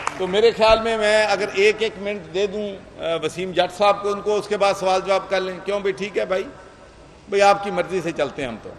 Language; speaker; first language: Urdu; non-native, local second language; Punjabi